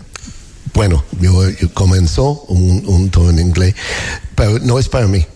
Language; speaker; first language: Spanish; non-native, learner; English